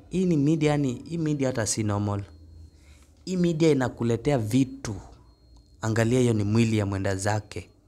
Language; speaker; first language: Swahili; native; Swahili